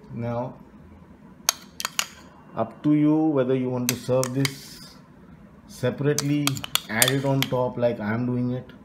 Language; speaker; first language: English; non-native, local second language; Hindi